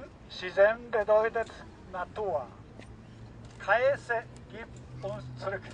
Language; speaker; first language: German; non-native, fluent; Japanese